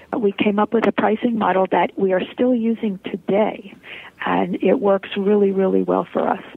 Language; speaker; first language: English; early bilingual, heritage; Polish